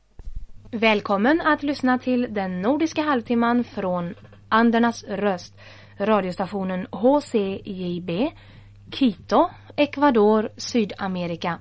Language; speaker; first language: Swedish; native; Swedish